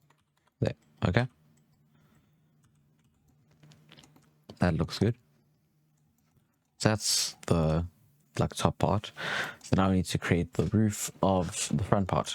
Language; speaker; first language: English; native; English